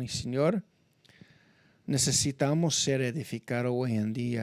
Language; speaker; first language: Spanish; non-native, fluent; English